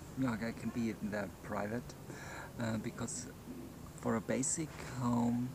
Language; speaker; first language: English; non-native, fluent; German